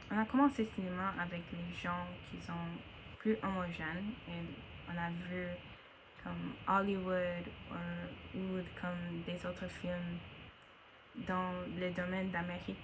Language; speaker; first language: French; non-native, learner; English